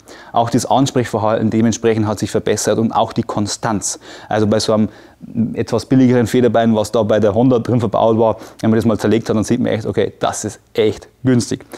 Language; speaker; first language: German; native; German